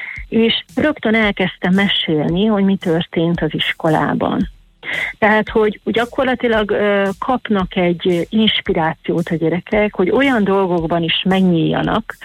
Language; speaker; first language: Hungarian; native; Hungarian